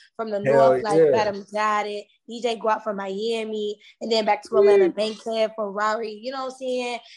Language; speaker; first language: English; native; English